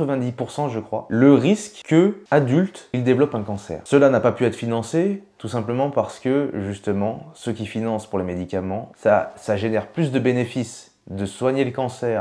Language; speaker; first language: French; native; French